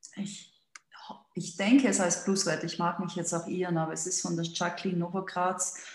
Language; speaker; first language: German; native; German